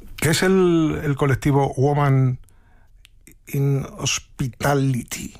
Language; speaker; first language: Spanish; native; Spanish